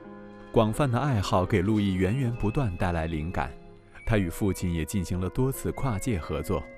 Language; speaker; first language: Chinese; native; Chinese